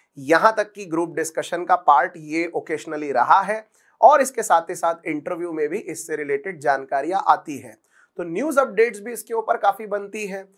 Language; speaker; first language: Hindi; non-native, local second language; Marathi